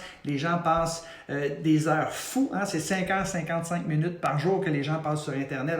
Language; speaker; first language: French; native; French